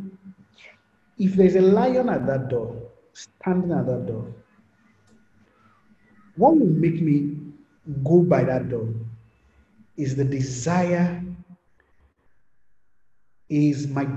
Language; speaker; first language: English; non-native, local second language; Yoruba